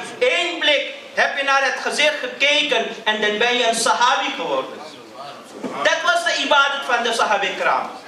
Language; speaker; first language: Dutch; early bilingual, other home language; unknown